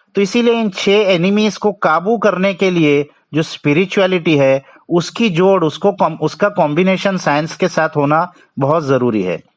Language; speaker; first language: Hindi; non-native, local second language; Marathi